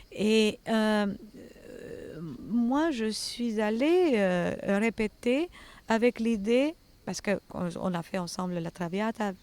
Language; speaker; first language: French; non-native, fluent; Albanian